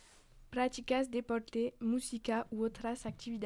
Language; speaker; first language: Spanish; non-native, learner; French